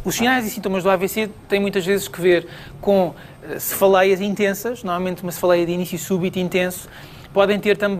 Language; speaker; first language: Portuguese; native; Portuguese